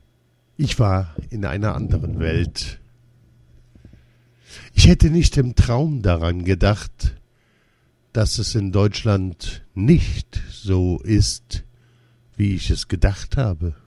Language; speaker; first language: German; early bilingual, other home language; Lithuanian